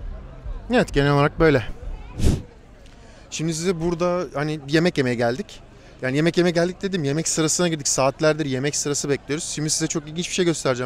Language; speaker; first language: Turkish; native; Turkish